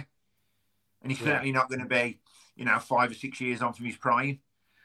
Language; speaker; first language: English; native; English